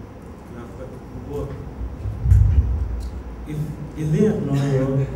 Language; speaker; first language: English; non-native, learner; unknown